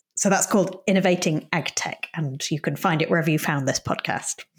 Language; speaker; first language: English; native; English